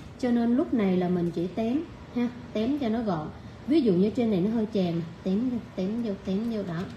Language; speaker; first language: Vietnamese; native; Vietnamese